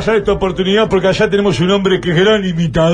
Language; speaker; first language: Spanish; native; Spanish